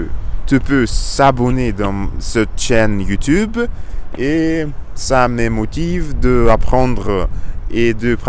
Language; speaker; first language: French; non-native, learner; Russian